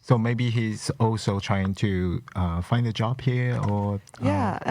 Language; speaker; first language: English; non-native, local second language; Chinese